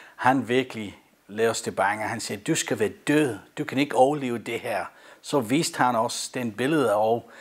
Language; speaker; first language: Danish; non-native, fluent; English